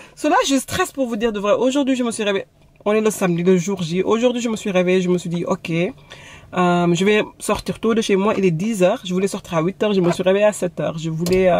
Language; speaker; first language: French; non-native, local second language; Wolof